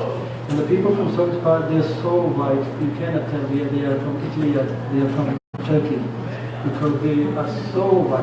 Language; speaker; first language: English; non-native, fluent; Urdu